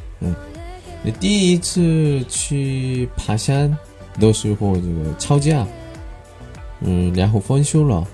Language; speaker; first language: Chinese; non-native, learner; Korean